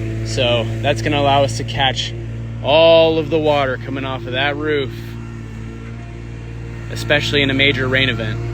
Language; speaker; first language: English; native; English